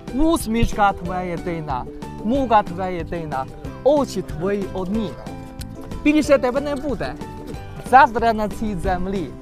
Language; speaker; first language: Ukrainian; non-native, learner; Chinese